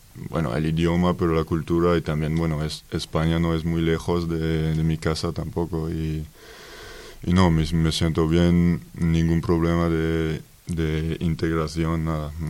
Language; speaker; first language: Spanish; non-native, fluent; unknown